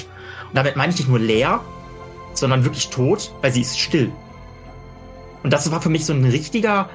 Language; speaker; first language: German; native; German